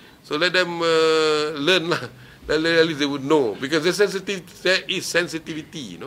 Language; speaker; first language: English; non-native, local second language; Malay